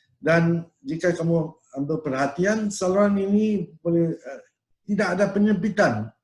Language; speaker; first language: Malay; non-native, local second language; Tamil